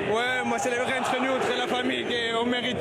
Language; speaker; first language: French; non-native, fluent; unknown